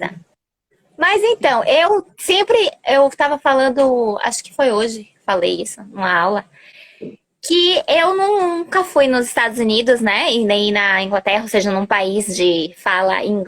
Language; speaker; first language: Portuguese; early bilingual, other home language; Spanish